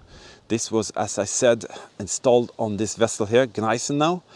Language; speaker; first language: English; non-native, fluent; Norwegian